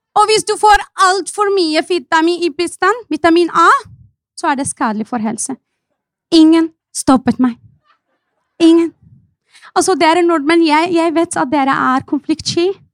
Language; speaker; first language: Norwegian; non-native, fluent; Arabic